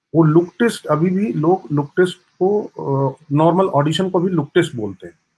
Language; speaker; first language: Hindi; native; Hindi